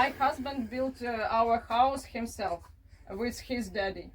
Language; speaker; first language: English; non-native, learner; Ukrainian